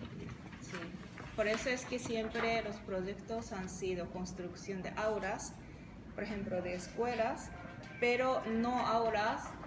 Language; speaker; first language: Spanish; non-native, fluent; Japanese